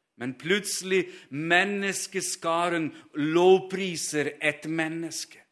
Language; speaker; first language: Norwegian; non-native, fluent; Ukrainian